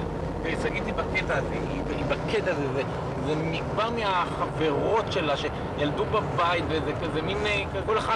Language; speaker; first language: Hebrew; native; Hebrew